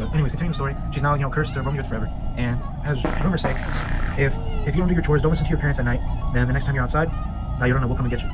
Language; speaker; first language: English; native; English